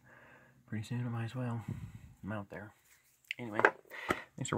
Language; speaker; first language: English; native; English